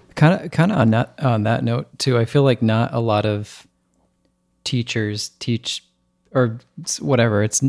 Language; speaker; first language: English; native; English